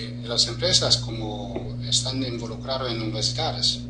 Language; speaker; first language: Spanish; non-native, fluent; German